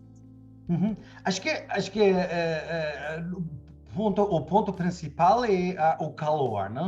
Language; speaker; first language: Portuguese; non-native, fluent; German